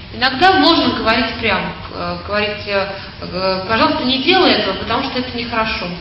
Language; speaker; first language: Russian; native; Russian